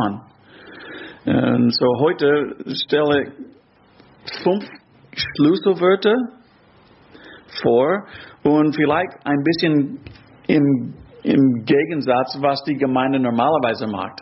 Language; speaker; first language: German; non-native, fluent; English